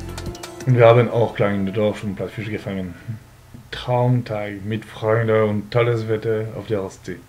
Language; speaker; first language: German; non-native, learner; French